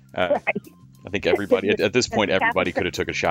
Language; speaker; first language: English; native; English